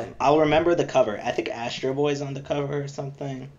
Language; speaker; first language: English; native; English